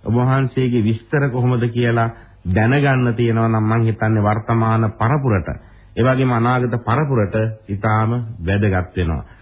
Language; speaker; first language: Sinhala; native; Sinhala